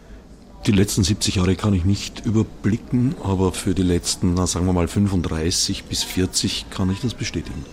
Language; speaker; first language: German; native; German